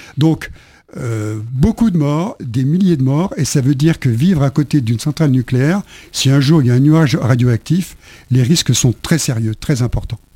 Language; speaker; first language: French; native; French